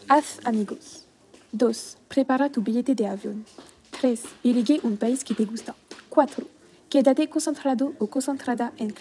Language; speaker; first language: Spanish; non-native, learner; French